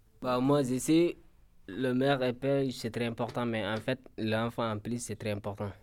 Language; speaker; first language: French; non-native, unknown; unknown